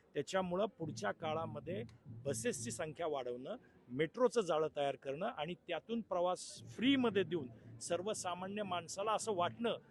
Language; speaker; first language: Marathi; native; Marathi